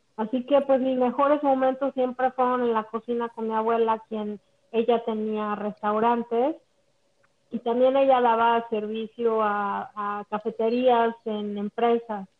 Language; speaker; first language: Spanish; native; Spanish